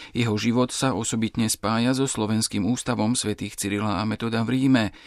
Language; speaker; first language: Slovak; native; Slovak